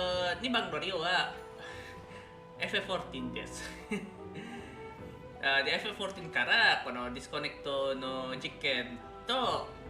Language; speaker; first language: Japanese; non-native, learner; Indonesian